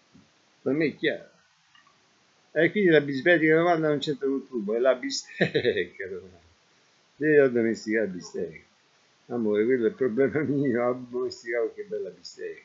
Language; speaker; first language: Italian; native; Italian